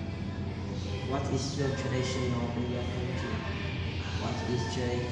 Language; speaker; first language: English; non-native, learner; Vietnamese